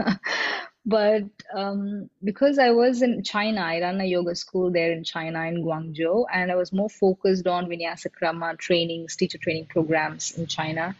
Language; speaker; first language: English; non-native, local second language; Tamil